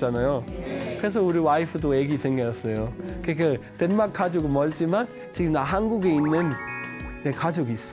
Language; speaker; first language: Korean; non-native, learner; Danish